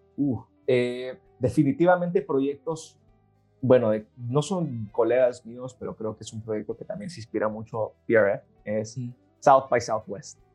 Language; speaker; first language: Spanish; native; Spanish